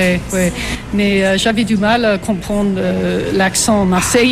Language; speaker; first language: French; non-native, fluent; English